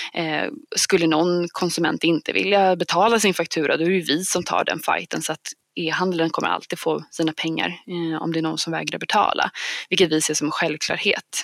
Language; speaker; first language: Swedish; native; Swedish